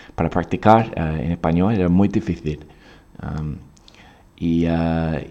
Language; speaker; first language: Spanish; non-native, fluent; English